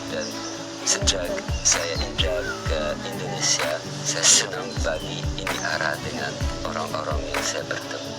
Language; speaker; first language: Indonesian; non-native, learner; French